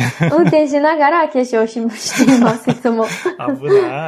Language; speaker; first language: Japanese; non-native, learner; Portuguese